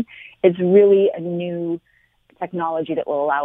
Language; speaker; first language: English; native; English